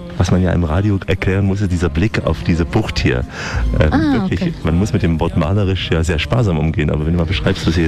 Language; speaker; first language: German; native; German